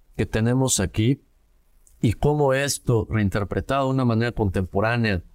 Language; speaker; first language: Spanish; native; Spanish